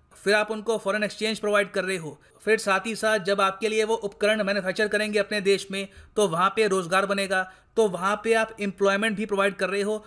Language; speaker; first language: Hindi; native; Hindi